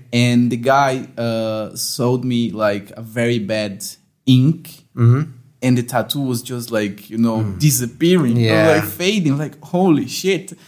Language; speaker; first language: English; non-native, fluent; Portuguese